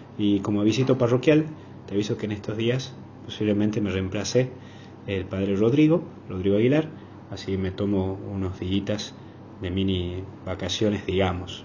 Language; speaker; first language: Spanish; native; Spanish